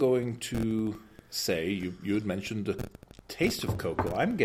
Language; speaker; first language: English; native; English